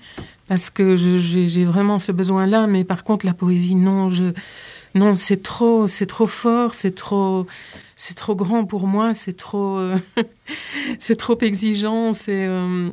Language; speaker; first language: French; native; French